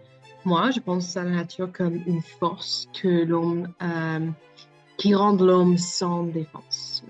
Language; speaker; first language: French; non-native, learner; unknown